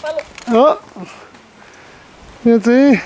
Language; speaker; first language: German; non-native, learner; Nepali